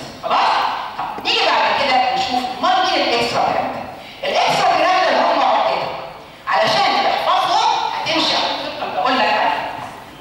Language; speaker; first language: Arabic; native; Arabic